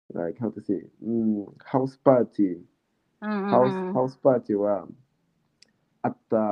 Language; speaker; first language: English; non-native, fluent; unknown